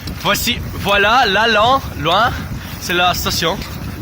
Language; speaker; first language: French; non-native, learner; Dutch